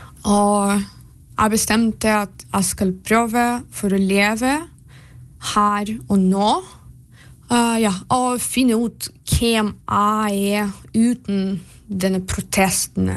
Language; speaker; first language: Norwegian; non-native, fluent; Russian